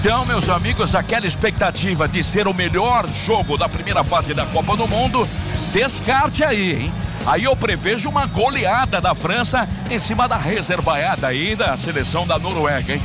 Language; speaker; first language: Portuguese; native; Portuguese